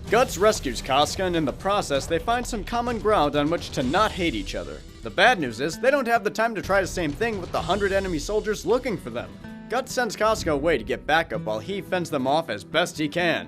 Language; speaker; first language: English; native; English